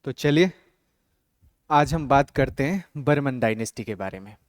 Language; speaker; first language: Hindi; non-native, local second language; Assamese